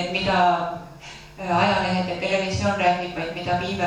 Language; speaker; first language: Finnish; non-native, learner; Estonian